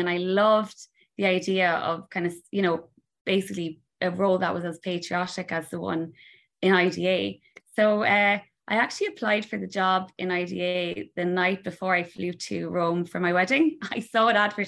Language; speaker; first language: English; native; English